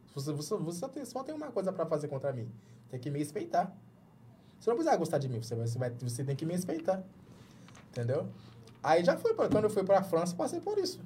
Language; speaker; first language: Portuguese; non-native, fluent; Jamaican Creole English